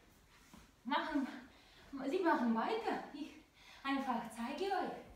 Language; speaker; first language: German; non-native, learner; Russian